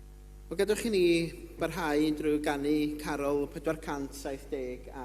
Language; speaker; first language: Welsh; native; Welsh